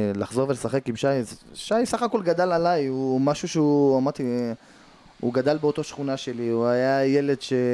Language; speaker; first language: Hebrew; native; Hebrew